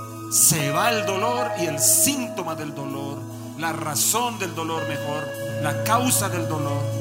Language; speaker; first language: Spanish; native; Spanish